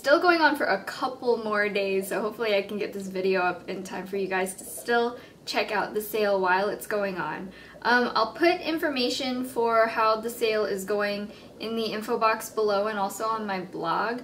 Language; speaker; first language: English; native; English